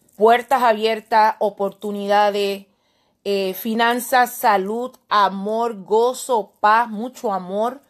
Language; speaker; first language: Spanish; native; Spanish